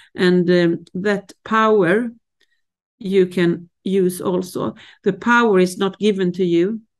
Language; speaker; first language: English; non-native, fluent; Swedish